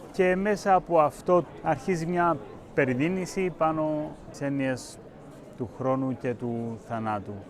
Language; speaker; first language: Greek; native; Greek